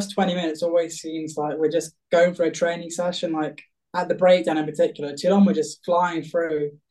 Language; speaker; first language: English; native; English